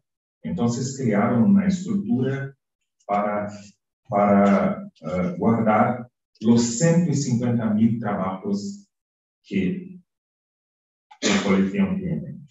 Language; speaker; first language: Spanish; non-native, fluent; Portuguese